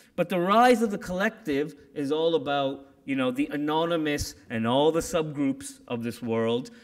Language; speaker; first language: English; native; English